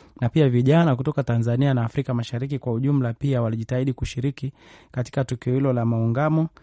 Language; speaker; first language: Swahili; native; Swahili